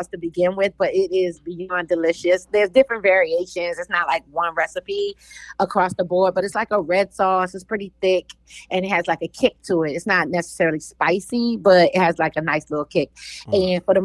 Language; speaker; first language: English; native; English